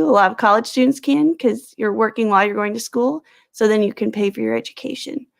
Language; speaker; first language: English; native; English